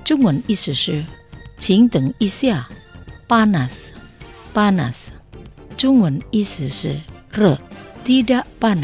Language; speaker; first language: Chinese; non-native, learner; Indonesian